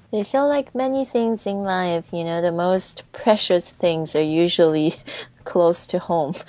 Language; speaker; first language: English; non-native, fluent; Chinese